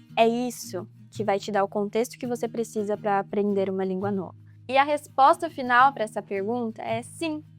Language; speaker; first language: Portuguese; native; Portuguese